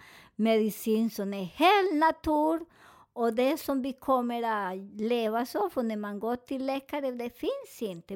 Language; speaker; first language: Swedish; non-native, learner; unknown